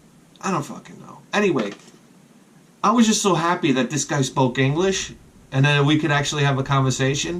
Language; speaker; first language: English; native; English